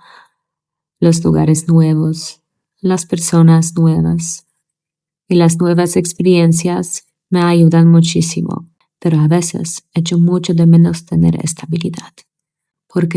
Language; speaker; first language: Spanish; non-native, fluent; Polish